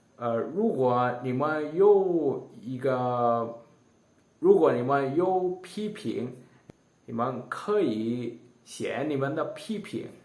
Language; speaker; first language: Chinese; non-native, learner; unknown